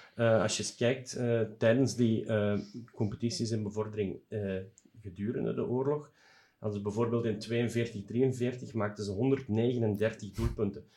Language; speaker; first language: Dutch; native; Dutch